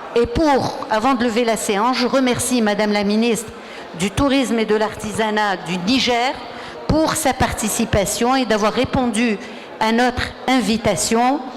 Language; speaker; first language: French; non-native, local second language; Arabic